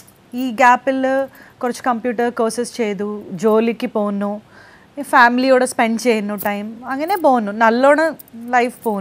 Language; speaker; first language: Malayalam; non-native, fluent; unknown